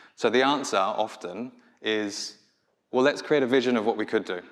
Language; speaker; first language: English; native; English